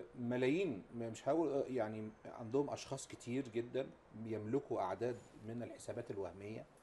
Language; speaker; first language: Arabic; native; Arabic